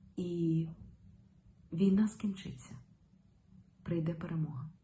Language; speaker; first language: Ukrainian; non-native, local second language; Russian